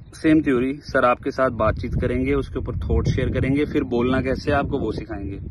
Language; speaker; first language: Hindi; native; Hindi